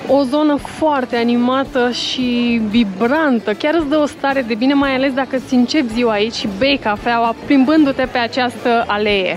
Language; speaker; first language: Romanian; native; Romanian